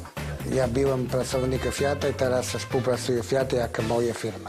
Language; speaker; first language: Polish; non-native, learner; Italian